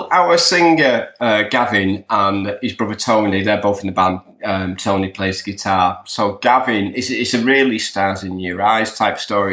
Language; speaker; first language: English; native; English